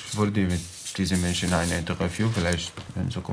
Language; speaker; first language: German; non-native, learner; Arabic